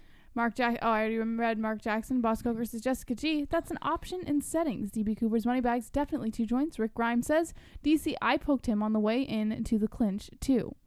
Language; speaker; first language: English; native; English